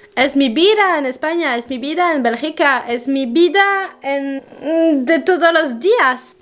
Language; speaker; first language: Spanish; non-native, learner; French